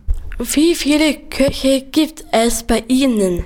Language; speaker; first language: German; non-native, learner; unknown